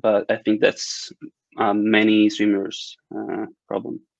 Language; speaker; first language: English; non-native, fluent; Italian